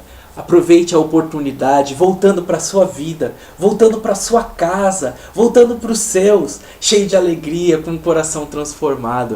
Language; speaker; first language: Portuguese; native; Portuguese